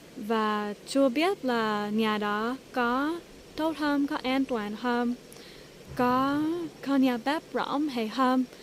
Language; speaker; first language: Vietnamese; early bilingual, heritage; English